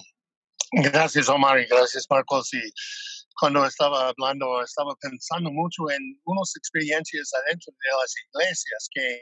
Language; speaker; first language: Spanish; non-native, fluent; English